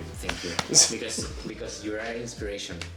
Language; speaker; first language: English; non-native, learner; Spanish